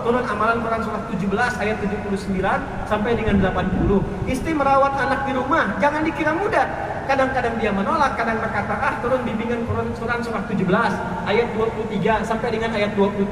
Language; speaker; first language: Indonesian; native; Indonesian